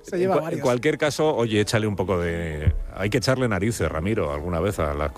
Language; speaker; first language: Spanish; native; Spanish